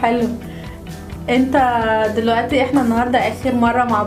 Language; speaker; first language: Arabic; native; Arabic